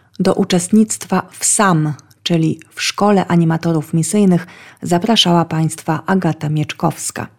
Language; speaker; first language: Polish; native; Polish